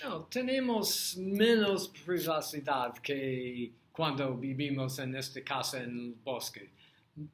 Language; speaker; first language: Spanish; non-native, learner; English